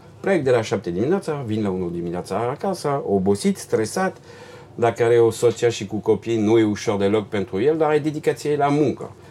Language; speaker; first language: Romanian; non-native, learner; French